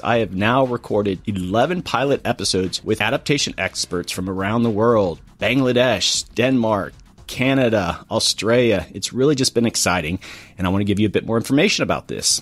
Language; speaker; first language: English; native; English